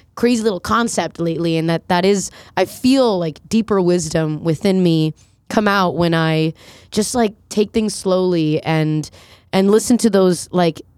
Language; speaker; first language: English; native; English